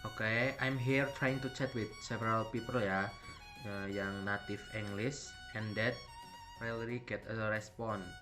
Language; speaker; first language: English; non-native, learner; Indonesian